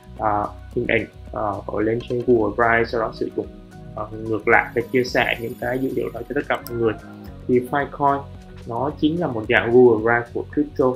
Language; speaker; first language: Vietnamese; native; Vietnamese